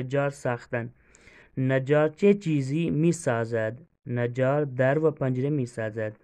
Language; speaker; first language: Persian; non-native, fluent; Urdu